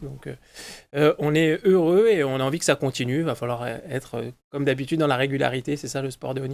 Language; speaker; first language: French; native; French